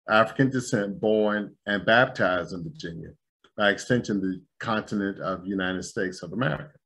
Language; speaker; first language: English; native; English